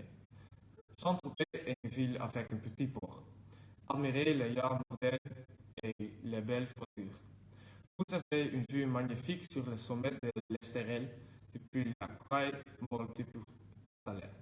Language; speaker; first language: French; non-native, learner; Dutch